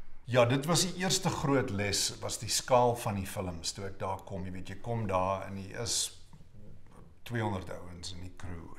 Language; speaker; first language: Afrikaans; native; Afrikaans